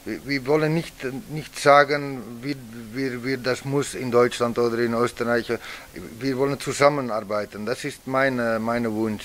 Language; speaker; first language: German; non-native, learner; Dutch